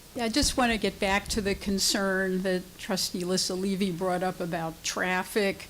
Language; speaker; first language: English; native; English